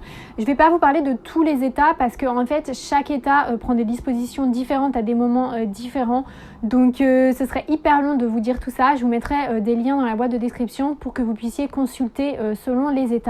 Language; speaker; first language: French; native; French